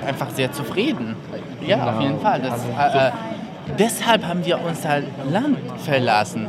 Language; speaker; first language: German; non-native, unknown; Arabic